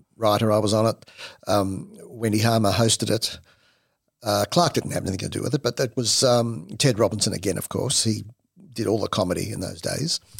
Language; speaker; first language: English; native; English